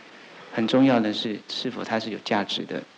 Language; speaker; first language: Chinese; native; Chinese